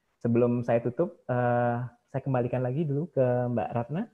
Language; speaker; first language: Indonesian; native; Indonesian